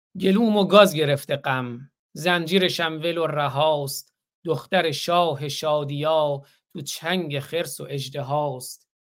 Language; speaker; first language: Persian; native; Persian